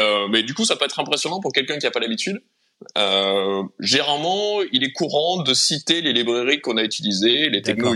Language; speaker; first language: French; native; French